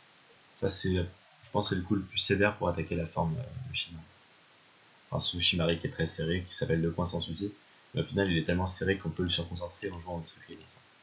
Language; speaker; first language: French; native; French